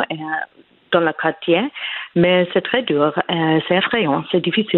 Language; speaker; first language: French; non-native, fluent; English